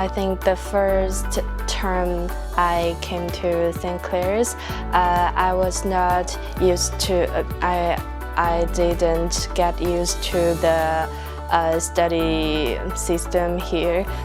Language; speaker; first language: English; non-native, fluent; Chinese